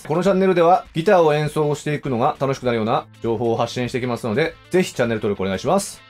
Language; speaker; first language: Japanese; native; Japanese